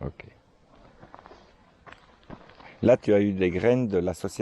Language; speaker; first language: French; native; French